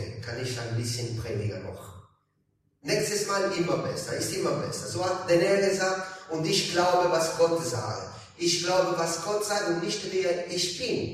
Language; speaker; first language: German; non-native, learner; Italian